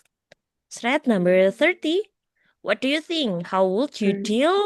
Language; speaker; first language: English; non-native, learner; Indonesian